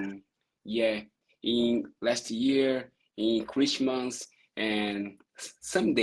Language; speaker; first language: English; non-native, learner; Portuguese